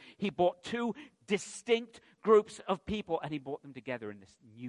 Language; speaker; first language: English; native; English